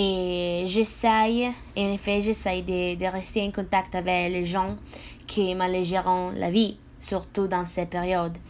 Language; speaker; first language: French; non-native, fluent; Italian